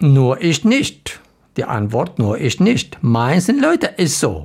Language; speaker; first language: German; non-native, learner; Arabic